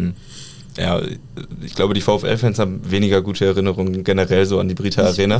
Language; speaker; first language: German; native; German